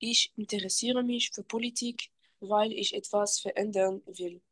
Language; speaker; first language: German; non-native, fluent; French